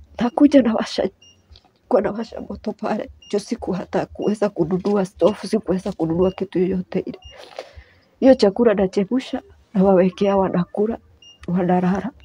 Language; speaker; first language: Swahili; non-native, local second language; Kikuyu